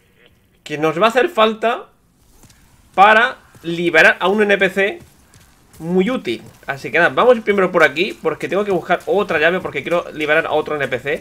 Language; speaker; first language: Spanish; native; Spanish